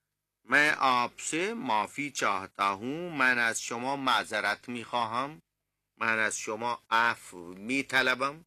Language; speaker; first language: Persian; non-native, fluent; Urdu